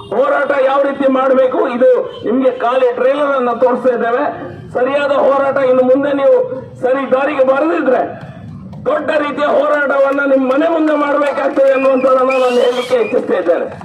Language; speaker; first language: Kannada; native; Kannada